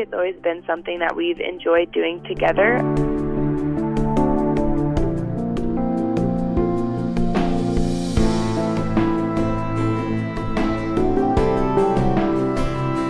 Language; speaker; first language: English; native; English